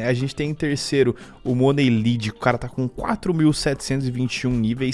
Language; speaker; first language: Portuguese; native; Portuguese